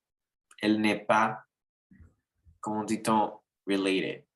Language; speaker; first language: French; non-native, learner; Spanish